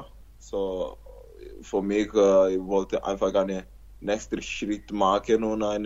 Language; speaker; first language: German; non-native, learner; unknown